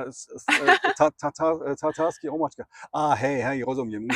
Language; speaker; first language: Slovak; non-native, learner; German